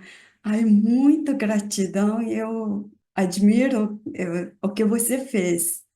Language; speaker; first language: Portuguese; non-native, learner; Mongolian